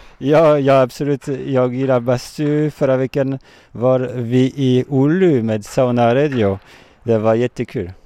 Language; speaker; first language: Swedish; non-native, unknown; French